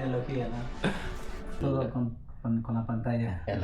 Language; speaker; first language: Spanish; non-native, local second language; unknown